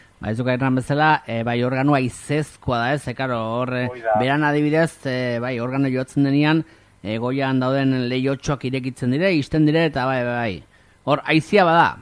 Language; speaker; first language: Basque; native; Basque